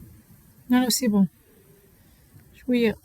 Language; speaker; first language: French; non-native, local second language; Arabic